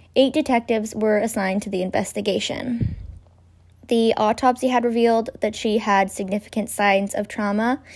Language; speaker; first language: English; native; English